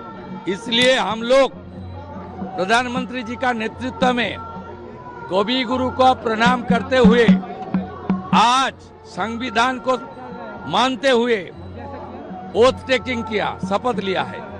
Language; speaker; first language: Hindi; non-native, local second language; Bangla